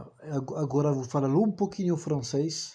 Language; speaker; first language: Portuguese; non-native, learner; French